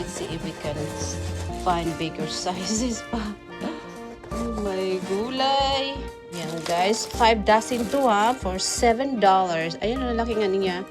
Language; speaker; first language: Filipino; native; Filipino